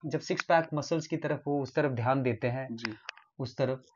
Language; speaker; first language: Hindi; non-native, local second language; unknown